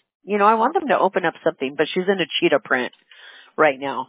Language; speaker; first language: English; early bilingual, other home language; Spanish